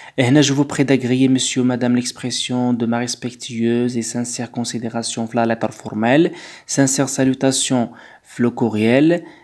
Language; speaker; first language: French; non-native, local second language; Arabic